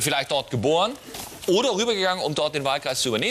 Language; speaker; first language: German; native; German